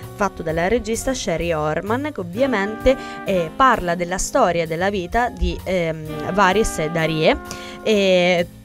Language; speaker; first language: Italian; native; Italian